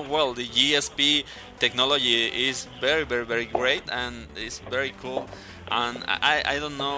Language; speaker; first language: English; non-native, learner; Spanish